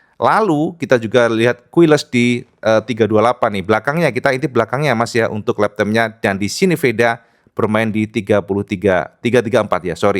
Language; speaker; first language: Indonesian; native; Indonesian